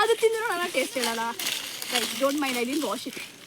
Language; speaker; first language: Kannada; native; Kannada